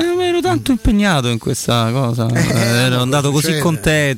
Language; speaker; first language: Italian; native; Italian